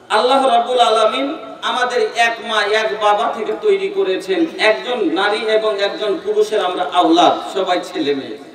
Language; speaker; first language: Bangla; non-native, local second language; Bhojpuri